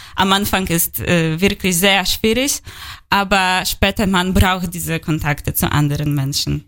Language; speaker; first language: German; non-native, learner; Polish